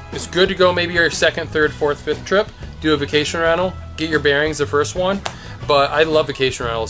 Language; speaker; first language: English; native; English